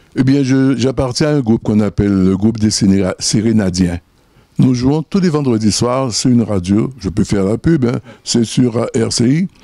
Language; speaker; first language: French; native; French